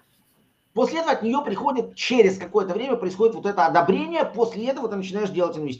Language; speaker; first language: Russian; native; Russian